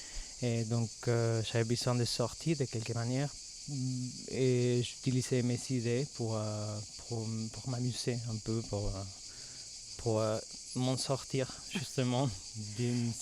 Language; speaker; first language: French; non-native, fluent; Spanish